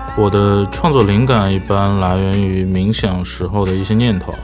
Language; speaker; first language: Chinese; native; Chinese